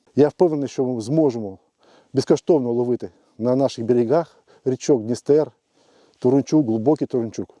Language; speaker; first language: Ukrainian; non-native, local second language; Russian